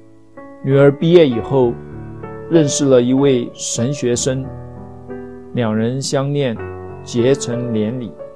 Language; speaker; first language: Chinese; native; Chinese